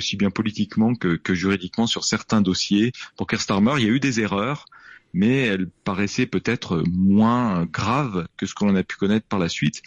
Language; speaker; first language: French; native; French